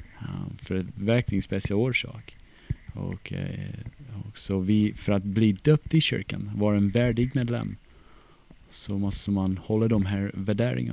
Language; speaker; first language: Swedish; non-native, fluent; English